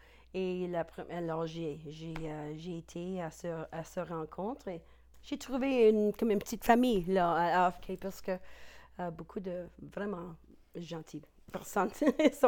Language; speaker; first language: French; non-native, local second language; English